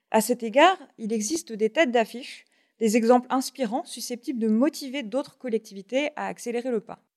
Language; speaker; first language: French; native; French